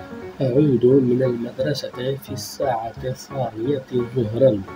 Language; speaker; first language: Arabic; non-native, fluent; Urdu